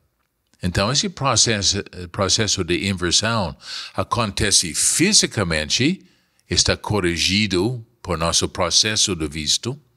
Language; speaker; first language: Portuguese; non-native, fluent; English